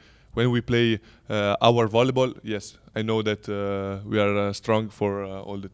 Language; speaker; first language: English; non-native, learner; Italian